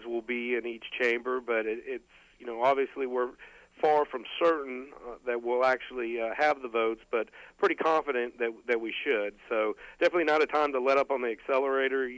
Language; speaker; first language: English; native; English